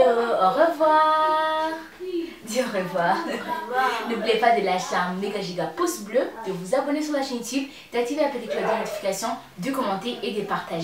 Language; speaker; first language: French; non-native, local second language; Kinyarwanda